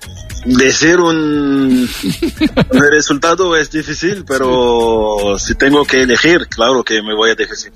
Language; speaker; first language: Spanish; non-native, fluent; French